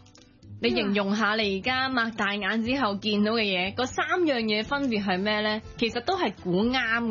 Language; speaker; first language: Cantonese; native; Cantonese